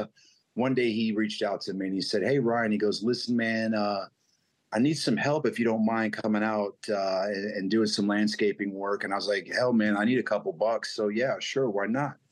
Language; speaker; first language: English; native; English